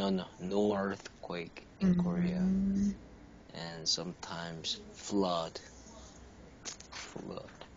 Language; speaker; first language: English; non-native, learner; Korean